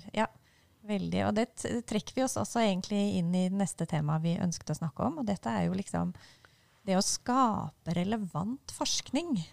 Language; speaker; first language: Norwegian; native; Norwegian